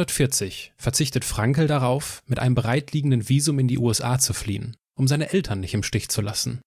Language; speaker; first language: German; native; German